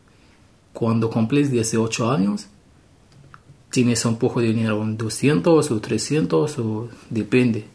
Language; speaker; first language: Spanish; non-native, learner; Arabic